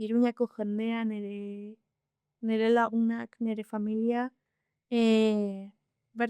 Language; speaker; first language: Basque; non-native, local second language; Spanish